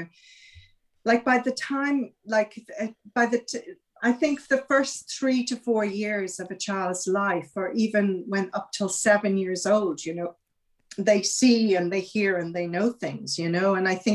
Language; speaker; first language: English; native; English